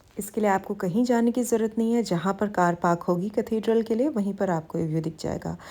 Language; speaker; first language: Hindi; native; Hindi